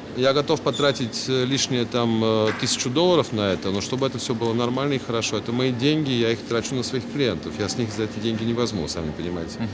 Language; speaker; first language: Russian; native; Russian